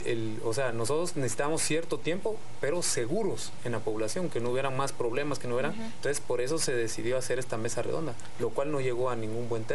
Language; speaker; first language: Spanish; native; Spanish